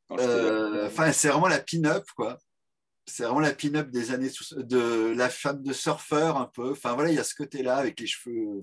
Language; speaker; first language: French; native; French